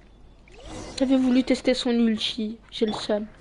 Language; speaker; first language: French; native; French